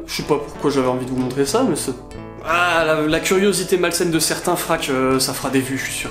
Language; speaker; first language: French; native; French